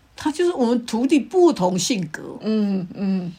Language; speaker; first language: Chinese; non-native, local second language; Min Nan Chinese